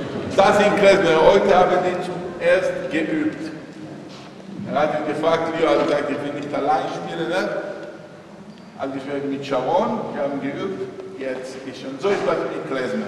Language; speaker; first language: German; non-native, fluent; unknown